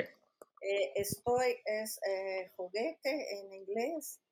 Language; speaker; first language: Spanish; non-native, learner; English